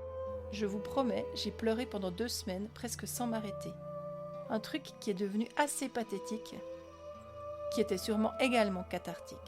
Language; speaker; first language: French; native; French